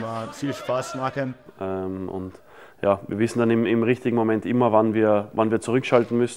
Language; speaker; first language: German; native; German